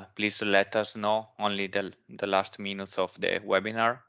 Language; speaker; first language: English; non-native, fluent; Italian